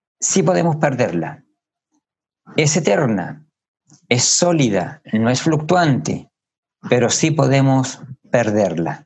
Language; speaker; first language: Spanish; native; Spanish